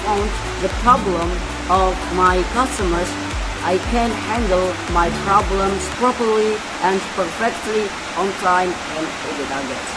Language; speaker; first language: English; non-native, learner; Indonesian